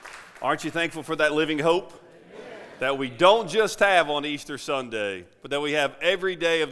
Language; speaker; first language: English; native; English